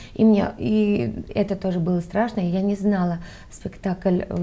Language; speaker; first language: Russian; non-native, local second language; Armenian